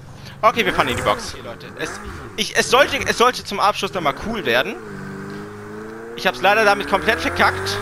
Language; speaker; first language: German; native; German